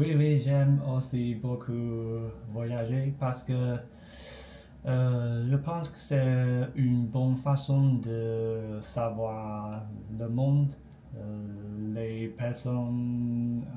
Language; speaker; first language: French; non-native, learner; Chinese